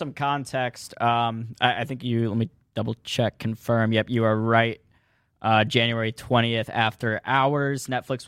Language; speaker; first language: English; native; English